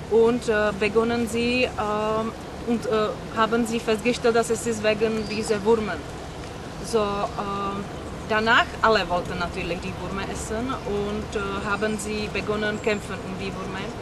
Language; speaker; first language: German; non-native, learner; Czech